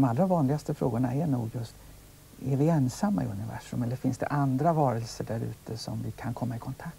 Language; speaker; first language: Swedish; native; Swedish